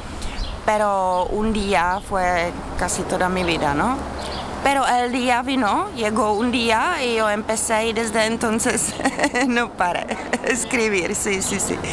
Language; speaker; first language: Spanish; non-native, learner; Czech